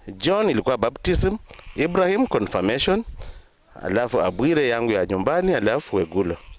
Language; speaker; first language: Swahili; non-native, local second language; Luyia